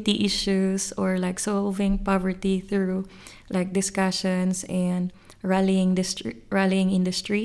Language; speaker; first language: English; non-native, local second language; Cebuano